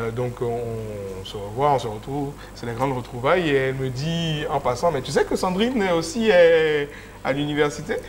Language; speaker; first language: French; native; French